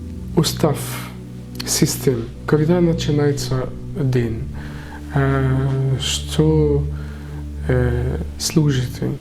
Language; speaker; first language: Russian; non-native, learner; Arabic